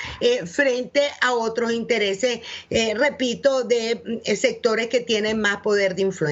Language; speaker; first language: Spanish; native; Spanish